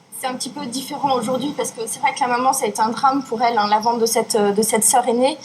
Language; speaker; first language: French; native; French